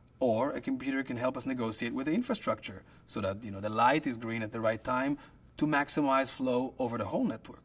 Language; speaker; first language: English; non-native, fluent; Hebrew